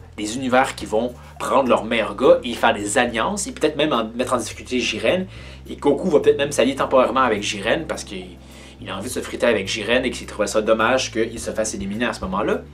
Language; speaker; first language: French; native; French